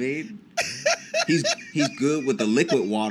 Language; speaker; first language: English; native; English